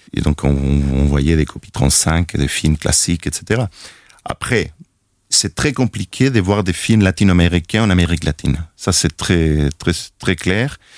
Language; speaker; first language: French; non-native, fluent; Spanish